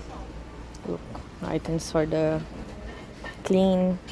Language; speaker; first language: English; non-native, learner; Portuguese